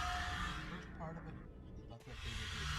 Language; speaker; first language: English; native; English